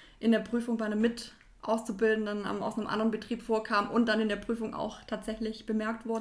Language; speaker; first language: German; native; German